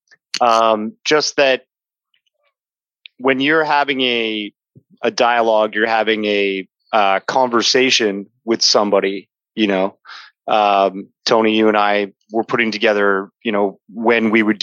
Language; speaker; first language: English; native; English